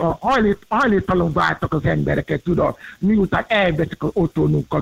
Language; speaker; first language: Hungarian; non-native, learner; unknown